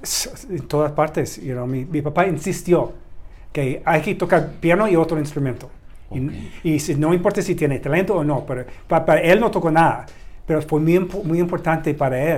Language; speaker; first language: Spanish; non-native, learner; English